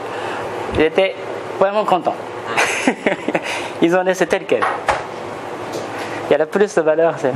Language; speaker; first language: French; non-native, fluent; Japanese